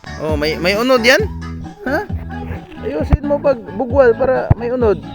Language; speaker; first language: Filipino; non-native, local second language; Cebuano